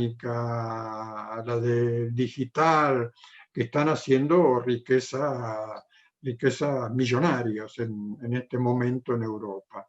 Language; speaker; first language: Spanish; non-native, fluent; Italian